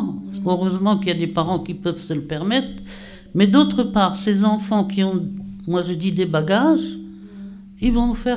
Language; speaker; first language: French; native; French